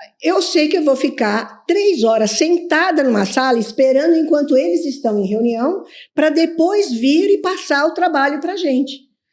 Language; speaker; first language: Portuguese; native; Portuguese